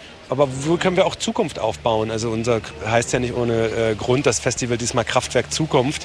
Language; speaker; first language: German; native; German